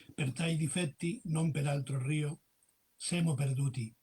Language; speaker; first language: Italian; non-native, fluent; Spanish